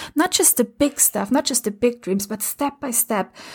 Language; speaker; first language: English; non-native, fluent; German